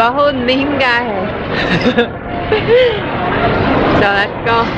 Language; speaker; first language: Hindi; non-native, learner; Chinese